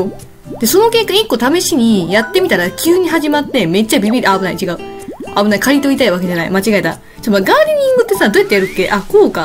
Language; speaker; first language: Japanese; native; Japanese